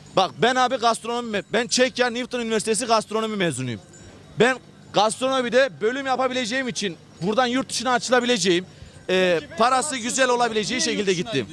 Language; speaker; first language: Turkish; native; Turkish